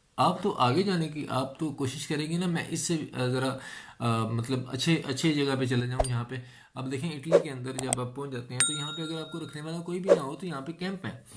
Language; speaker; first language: Urdu; non-native, local second language; Punjabi